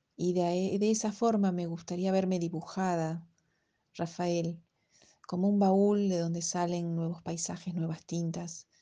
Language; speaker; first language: Spanish; early bilingual, heritage; Spanish